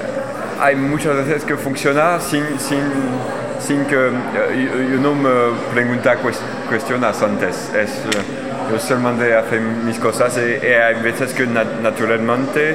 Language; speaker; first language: Spanish; non-native, learner; French